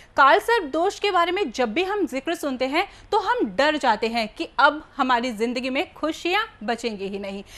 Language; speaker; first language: Hindi; native; Hindi